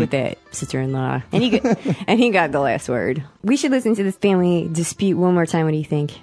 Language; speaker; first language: English; native; English